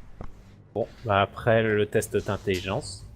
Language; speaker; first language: French; native; French